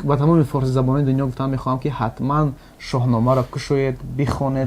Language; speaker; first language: Persian; native; Persian